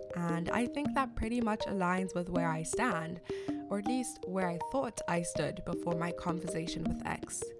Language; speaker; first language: English; non-native, local second language; Shona